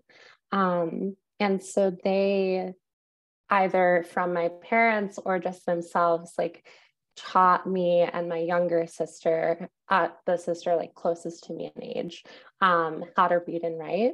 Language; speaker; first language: English; native; English